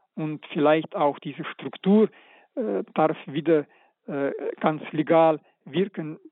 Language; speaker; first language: German; early bilingual, other home language; Russian